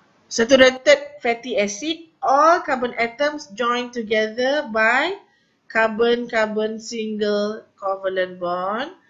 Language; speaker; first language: English; non-native, local second language; Malay